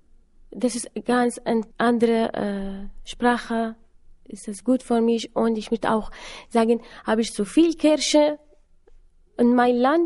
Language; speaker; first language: German; non-native, learner; Assyrian Neo-Aramaic